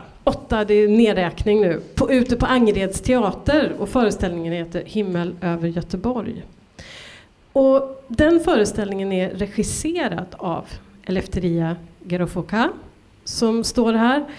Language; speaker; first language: Swedish; native; Swedish